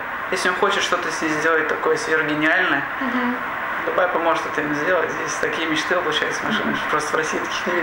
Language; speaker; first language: Russian; native; Russian